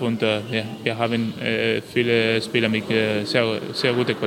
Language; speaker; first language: German; non-native, learner; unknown